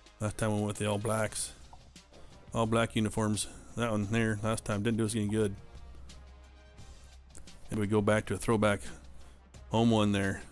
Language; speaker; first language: English; native; English